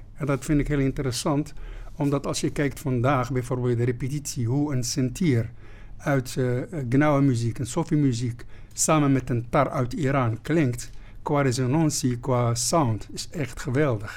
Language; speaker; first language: Dutch; non-native, fluent; Arabic